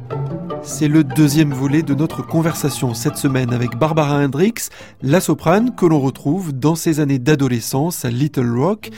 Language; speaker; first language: French; native; French